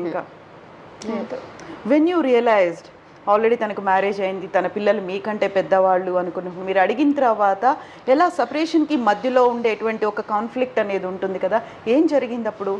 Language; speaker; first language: Telugu; native; Telugu